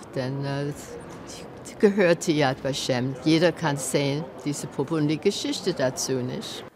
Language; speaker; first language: German; early bilingual, heritage; German